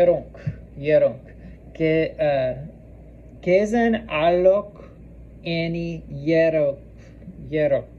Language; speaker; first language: Hungarian; non-native, learner; English